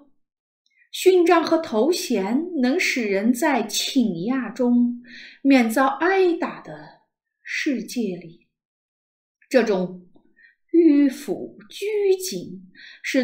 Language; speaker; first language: Chinese; native; Chinese